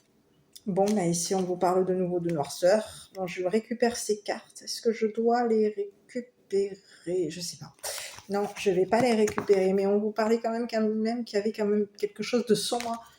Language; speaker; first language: French; native; French